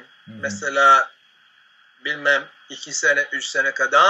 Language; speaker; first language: Turkish; non-native, fluent; Spanish